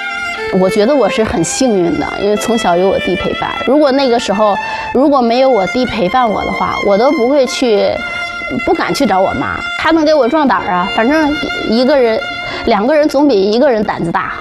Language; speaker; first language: Chinese; native; Chinese